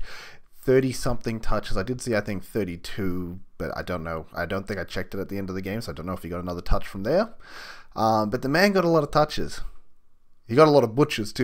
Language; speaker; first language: English; native; English